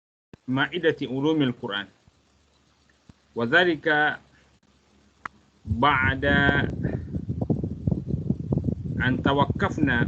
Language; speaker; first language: Arabic; non-native, fluent; Malay